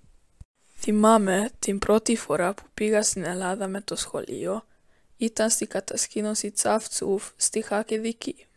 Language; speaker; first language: Greek; early bilingual, heritage; Greek